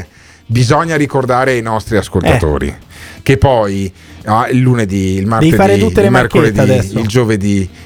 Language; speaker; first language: Italian; native; Italian